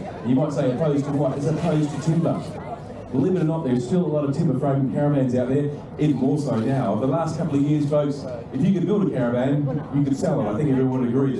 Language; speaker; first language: English; native; English